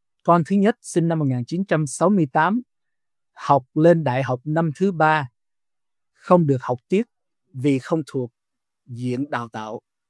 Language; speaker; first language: Vietnamese; early bilingual, other home language; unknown